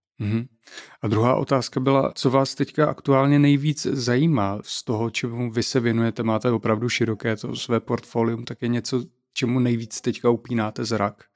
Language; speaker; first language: Czech; native; Czech